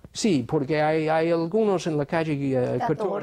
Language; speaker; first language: Spanish; non-native, fluent; English